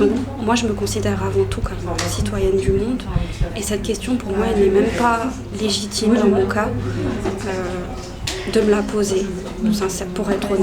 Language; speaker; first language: French; early bilingual, other home language; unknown